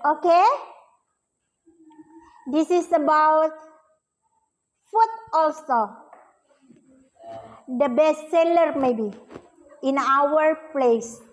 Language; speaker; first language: English; non-native, learner; Indonesian